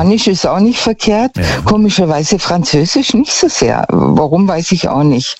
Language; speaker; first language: German; native; German